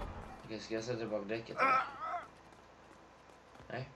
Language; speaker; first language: Swedish; native; Swedish